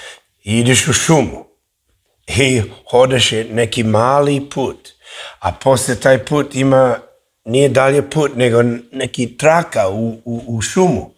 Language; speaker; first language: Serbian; early bilingual, heritage; English